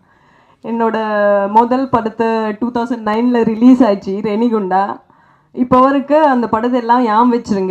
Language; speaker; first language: Tamil; non-native, fluent; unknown